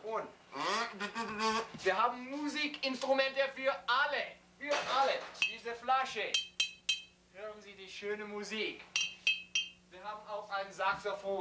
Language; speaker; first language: German; non-native, learner; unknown